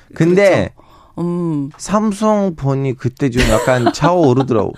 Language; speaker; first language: Korean; non-native, fluent; Turkish